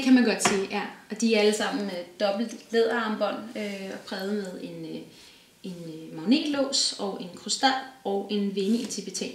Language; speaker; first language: Danish; native; Danish